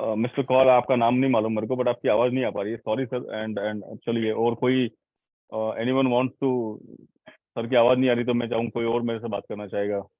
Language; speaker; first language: Hindi; native; Hindi